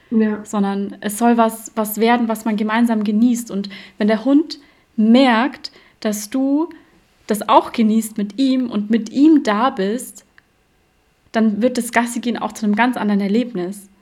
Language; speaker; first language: German; native; German